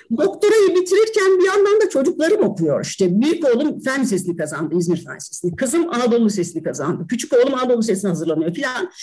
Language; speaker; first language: Turkish; native; Turkish